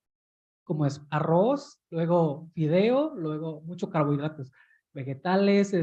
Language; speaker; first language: Spanish; early bilingual, heritage; Spanish